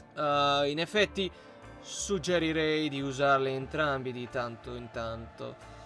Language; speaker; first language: Italian; non-native, learner; Russian